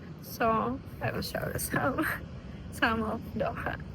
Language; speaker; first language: English; non-native, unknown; Ukrainian